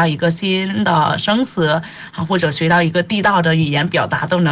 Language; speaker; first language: Chinese; non-native, fluent; Vietnamese